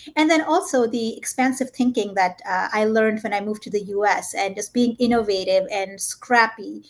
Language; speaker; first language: English; early bilingual, heritage; German